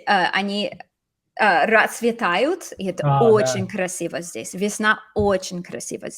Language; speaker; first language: Russian; non-native, fluent; English